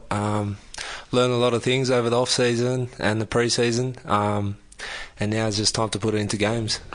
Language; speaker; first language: English; native; English